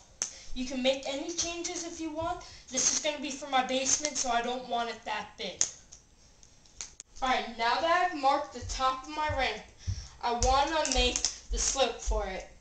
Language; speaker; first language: English; native; English